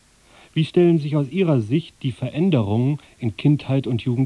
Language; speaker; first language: German; native; German